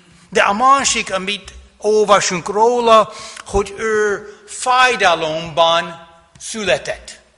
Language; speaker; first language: Hungarian; non-native, fluent; English